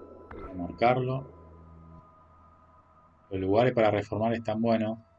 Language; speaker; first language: Spanish; native; Spanish